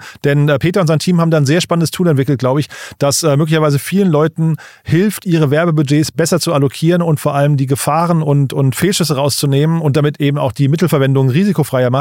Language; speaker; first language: German; native; German